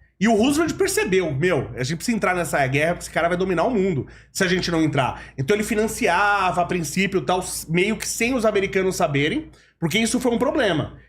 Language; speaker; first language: Portuguese; native; Portuguese